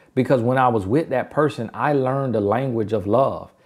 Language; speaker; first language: English; native; English